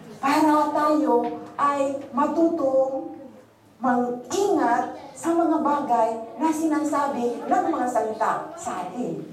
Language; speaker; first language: Filipino; non-native, local second language; Bikol